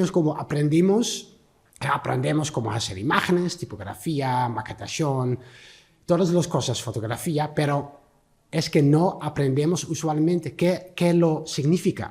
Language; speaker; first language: Spanish; non-native, learner; Dutch